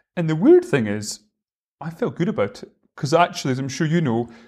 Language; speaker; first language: English; native; English